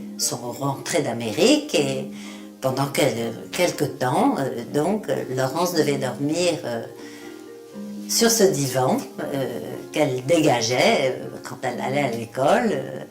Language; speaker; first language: French; native; French